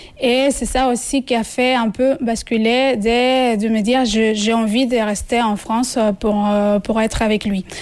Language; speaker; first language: French; non-native, fluent; Spanish